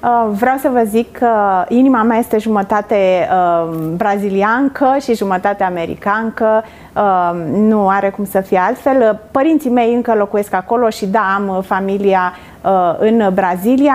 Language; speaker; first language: Romanian; native; Romanian